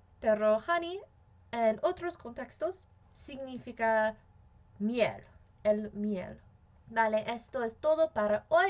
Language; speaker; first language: Spanish; non-native, fluent; English